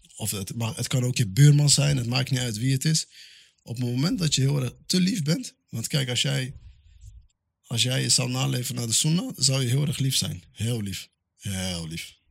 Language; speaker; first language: Dutch; early bilingual, other home language; Arabic